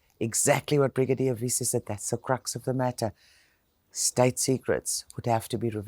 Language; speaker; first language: English; non-native, local second language; Afrikaans